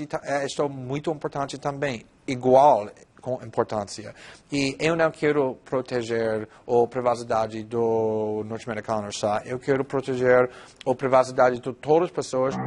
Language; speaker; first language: Portuguese; non-native, fluent; English